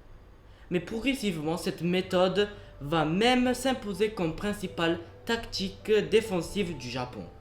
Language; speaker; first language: French; early bilingual, other home language; Japanese